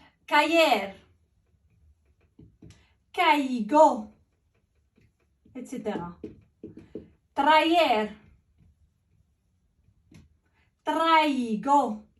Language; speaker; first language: Spanish; non-native, fluent; Arabic